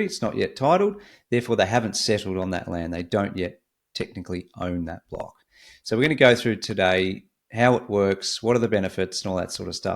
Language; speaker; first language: English; native; English